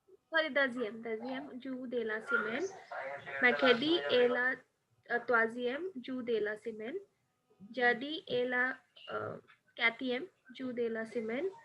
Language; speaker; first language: French; non-native, learner; Hindi